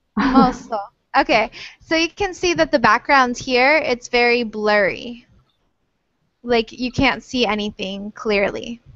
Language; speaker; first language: English; native; English